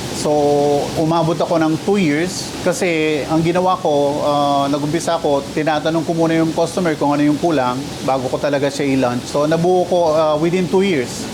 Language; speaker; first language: Filipino; non-native, local second language; Pampanga